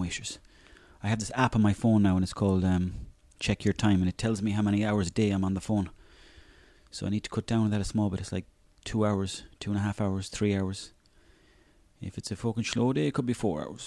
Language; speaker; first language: English; native; English